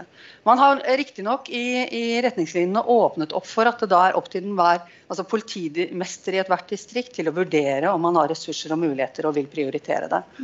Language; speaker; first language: Norwegian; native; Norwegian